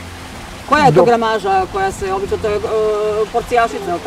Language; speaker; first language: Croatian; native; Croatian